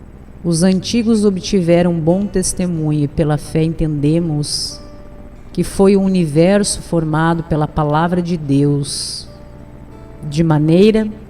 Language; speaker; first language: Portuguese; native; Portuguese